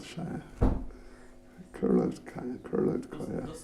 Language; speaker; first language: Russian; non-native, learner; English